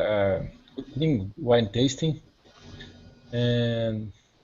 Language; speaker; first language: English; non-native, learner; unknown